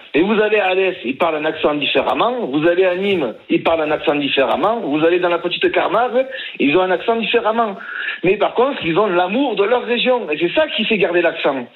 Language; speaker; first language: French; native; French